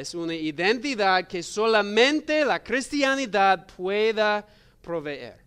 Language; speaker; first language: Spanish; non-native, learner; English